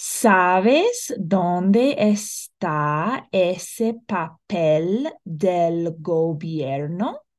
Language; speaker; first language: Spanish; non-native, fluent; English